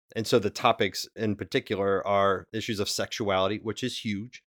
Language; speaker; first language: English; native; English